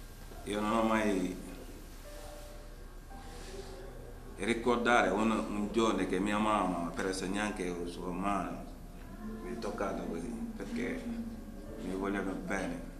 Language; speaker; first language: Italian; non-native, learner; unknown